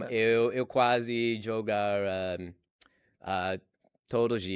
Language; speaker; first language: Portuguese; non-native, learner; English